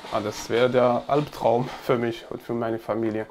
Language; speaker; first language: German; non-native, fluent; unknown